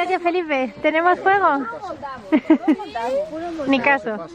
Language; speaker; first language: Spanish; native; Spanish